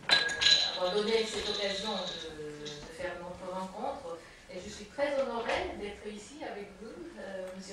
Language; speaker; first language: French; non-native, fluent; Japanese